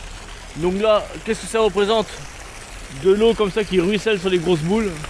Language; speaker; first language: French; native; French